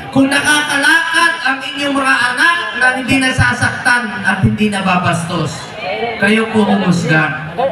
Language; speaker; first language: Filipino; non-native, local second language; Cebuano